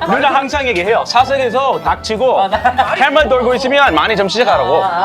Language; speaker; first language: Korean; non-native, fluent; English